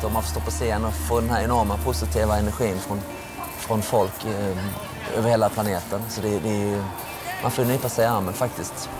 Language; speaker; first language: Swedish; native; Swedish